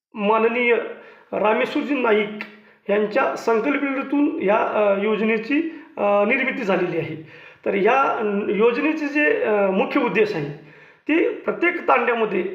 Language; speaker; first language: Marathi; non-native, local second language; Lambadi